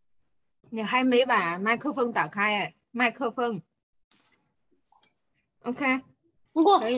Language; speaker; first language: Chinese; non-native, fluent; Vietnamese